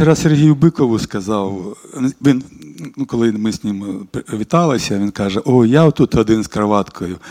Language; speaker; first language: Ukrainian; non-native, local second language; Russian